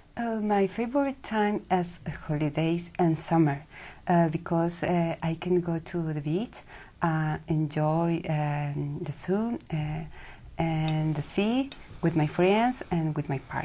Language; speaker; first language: English; non-native, learner; Spanish